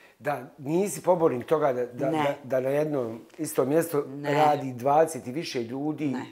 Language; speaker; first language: Bosnian; native; Bosnian